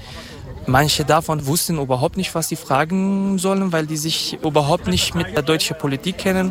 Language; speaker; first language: German; non-native, fluent; Kurdish